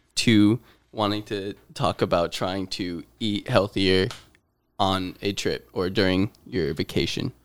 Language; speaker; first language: English; native; English